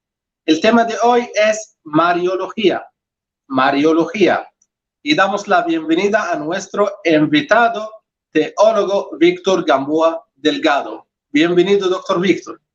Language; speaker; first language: Spanish; non-native, fluent; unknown